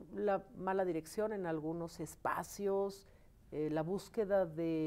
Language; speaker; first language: Spanish; native; Spanish